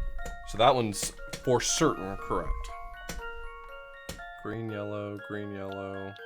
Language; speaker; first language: English; native; English